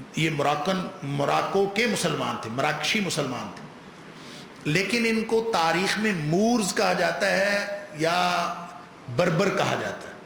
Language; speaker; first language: Urdu; non-native, local second language; Punjabi